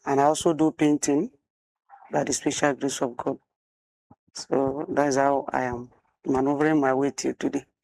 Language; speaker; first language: Nigerian Pidgin; non-native, local second language; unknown